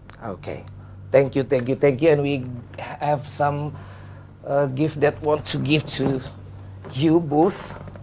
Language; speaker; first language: English; non-native, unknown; Indonesian